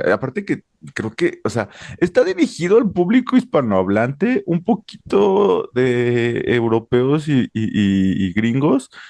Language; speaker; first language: Spanish; native; Spanish